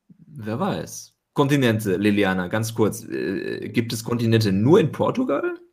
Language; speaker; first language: German; native; German